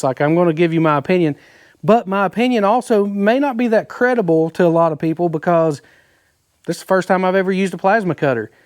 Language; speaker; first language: English; native; English